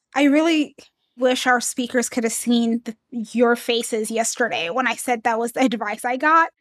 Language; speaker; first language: English; early bilingual, other home language; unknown